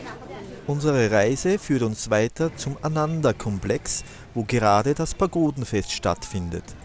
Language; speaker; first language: German; native; German